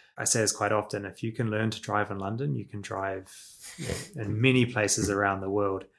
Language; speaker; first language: English; native; English